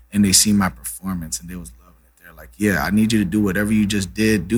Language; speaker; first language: English; early bilingual, other home language; Portuguese